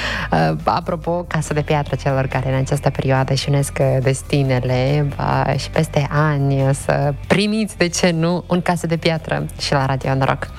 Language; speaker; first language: Romanian; native; Romanian